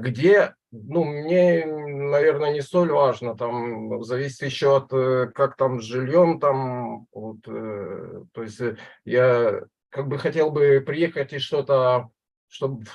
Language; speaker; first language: Russian; non-native, local second language; Ukrainian